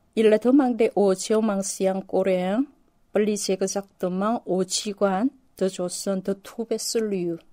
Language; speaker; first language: French; non-native, fluent; Korean